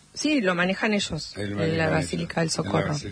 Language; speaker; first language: Spanish; native; Spanish